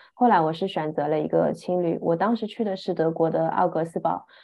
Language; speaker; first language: Chinese; native; Chinese